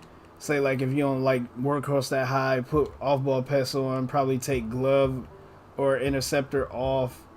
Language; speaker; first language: English; native; English